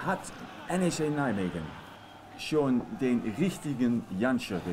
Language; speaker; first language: German; non-native, learner; Dutch